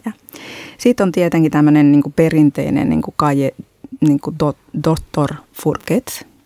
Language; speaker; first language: Finnish; non-native, fluent; Spanish